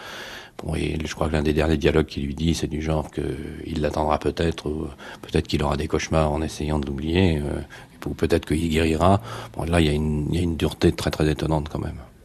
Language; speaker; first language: French; native; French